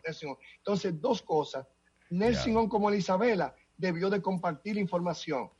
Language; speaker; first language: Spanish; native; Spanish